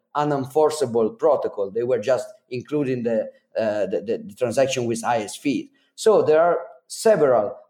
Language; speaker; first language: English; non-native, fluent; Italian